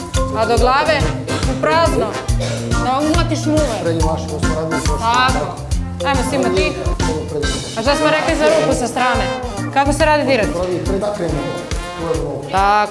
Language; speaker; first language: Serbian; native; Serbian